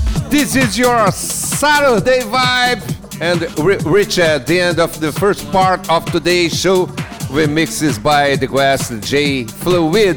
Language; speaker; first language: English; non-native, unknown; Portuguese